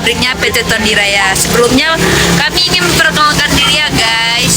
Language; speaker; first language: Indonesian; native; Indonesian